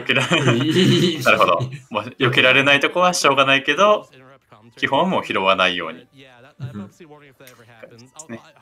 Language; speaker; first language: Japanese; native; Japanese